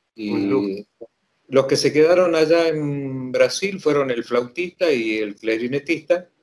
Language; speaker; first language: Spanish; native; Spanish